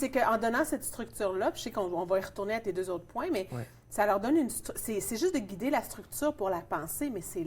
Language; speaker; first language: French; native; French